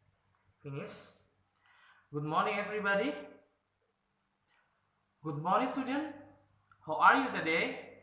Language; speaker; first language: English; non-native, learner; Indonesian